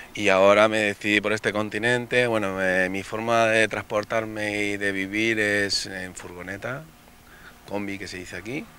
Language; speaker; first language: Spanish; native; Spanish